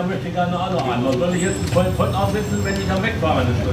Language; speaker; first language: German; native; German